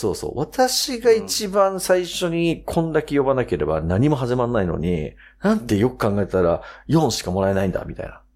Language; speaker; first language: Japanese; native; Japanese